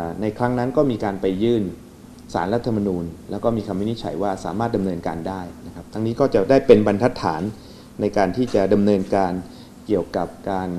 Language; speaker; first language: Thai; native; Thai